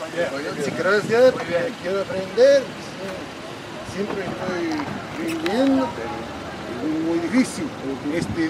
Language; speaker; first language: Spanish; non-native, learner; English